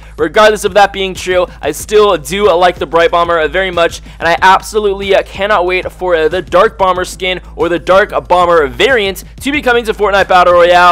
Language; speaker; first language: English; native; English